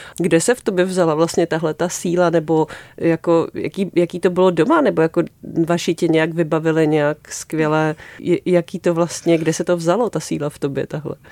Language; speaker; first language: Czech; native; Czech